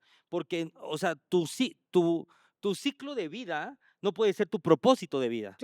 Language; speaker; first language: Spanish; native; Spanish